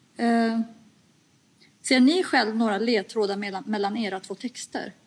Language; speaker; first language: Swedish; early bilingual, other home language; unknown